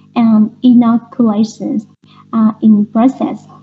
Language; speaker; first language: English; non-native, learner; Vietnamese